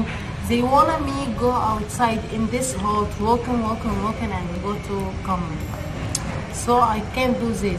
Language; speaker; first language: English; non-native, learner; Arabic